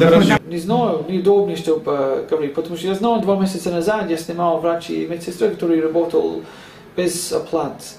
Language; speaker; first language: Russian; non-native, learner; English